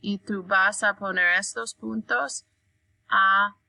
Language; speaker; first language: Spanish; non-native, learner; English